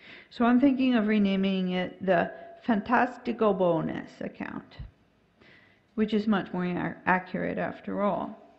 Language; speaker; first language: English; native; English